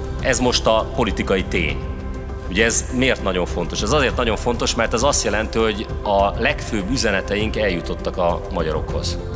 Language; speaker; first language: Hungarian; native; Hungarian